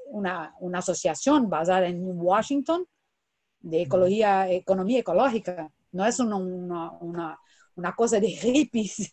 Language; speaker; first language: Spanish; non-native, fluent; Portuguese